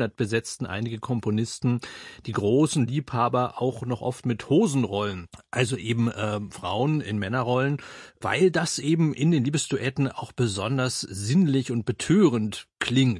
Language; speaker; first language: German; native; German